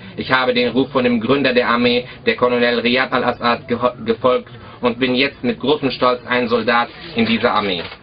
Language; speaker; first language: German; early bilingual, other home language; Arabic